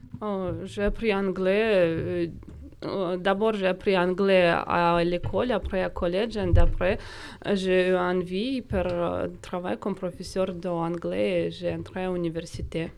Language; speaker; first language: French; non-native, fluent; Russian